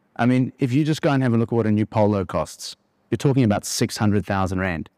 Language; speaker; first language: English; native; English